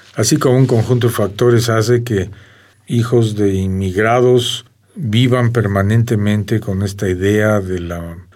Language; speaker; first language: Spanish; native; Spanish